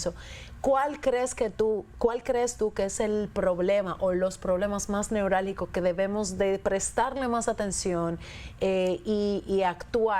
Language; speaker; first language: Spanish; native; Spanish